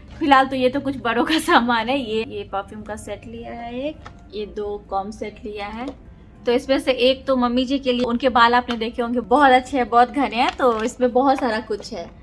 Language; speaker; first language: Hindi; native; Hindi